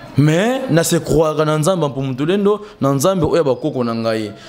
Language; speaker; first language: Lingala; native; Lingala